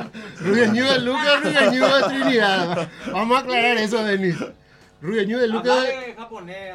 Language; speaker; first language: Spanish; native; Spanish